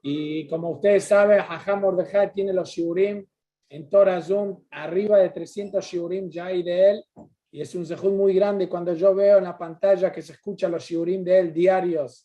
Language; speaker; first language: Spanish; native; Spanish